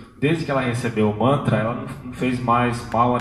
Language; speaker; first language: Portuguese; native; Portuguese